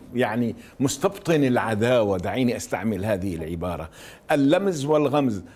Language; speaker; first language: Arabic; native; Arabic